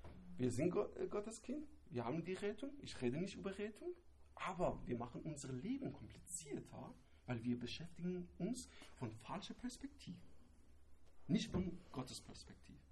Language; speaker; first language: German; non-native, learner; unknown